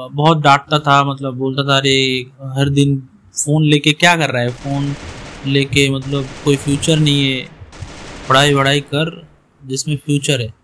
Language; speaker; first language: Hindi; non-native, local second language; Bangla